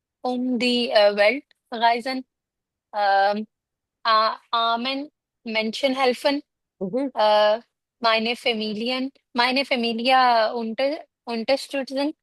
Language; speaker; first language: German; non-native, learner; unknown